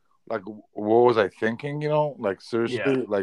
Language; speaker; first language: English; non-native, fluent; Polish